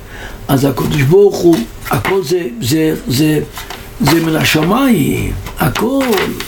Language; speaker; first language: Hebrew; non-native, local second language; Yiddish